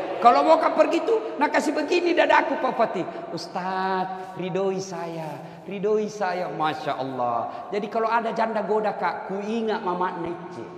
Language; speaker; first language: Indonesian; non-native, local second language; Buginese